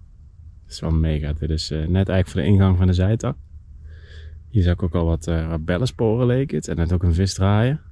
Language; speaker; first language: Dutch; native; Dutch